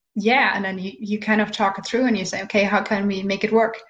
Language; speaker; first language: English; non-native, fluent; German